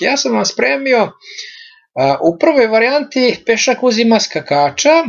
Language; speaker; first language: Serbian; native; Serbian